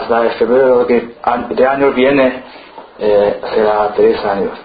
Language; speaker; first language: Spanish; non-native, learner; Chinese